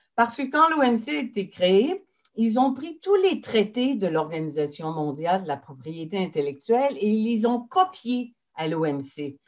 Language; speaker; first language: French; native; French